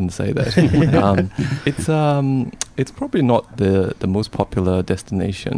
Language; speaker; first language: English; non-native, local second language; Cantonese